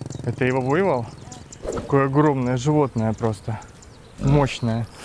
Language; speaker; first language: Russian; native; Russian